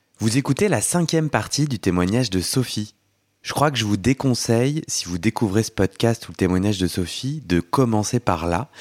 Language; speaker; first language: French; native; French